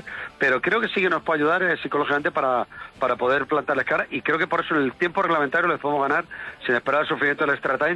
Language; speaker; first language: Spanish; native; Spanish